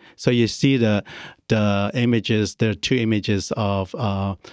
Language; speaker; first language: English; non-native, local second language; Cantonese